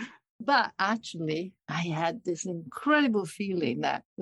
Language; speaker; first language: English; non-native, fluent; Italian